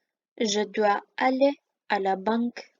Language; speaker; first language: French; non-native, fluent; Armenian